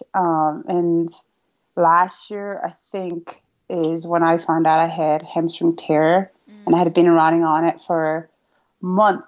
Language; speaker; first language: English; non-native, fluent; Rundi